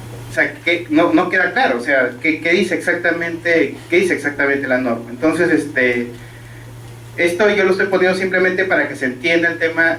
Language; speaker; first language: Spanish; native; Spanish